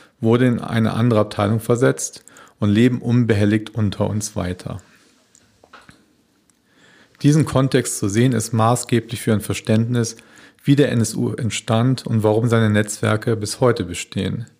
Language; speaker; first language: German; native; German